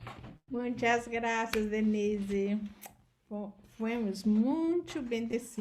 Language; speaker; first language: Portuguese; non-native, learner; Spanish